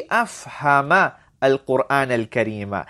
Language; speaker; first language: Arabic; non-native, fluent; English